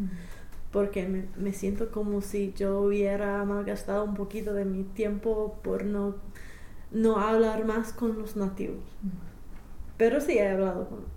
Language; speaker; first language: Spanish; non-native, fluent; English